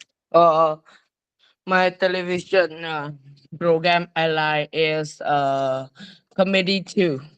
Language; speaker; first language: English; non-native, learner; Vietnamese